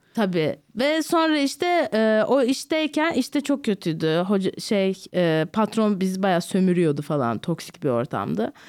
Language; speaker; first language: Turkish; early bilingual, heritage; Turkish